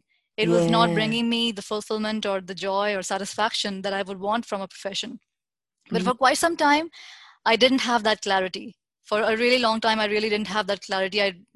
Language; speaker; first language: English; non-native, local second language; Hindi